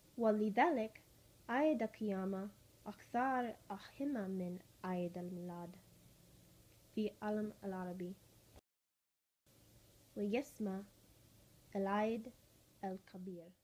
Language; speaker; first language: Arabic; non-native, learner; English